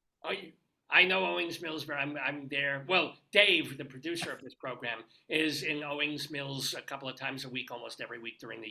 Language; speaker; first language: English; native; English